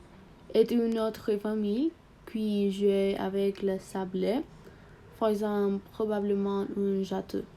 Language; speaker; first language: French; non-native, learner; Spanish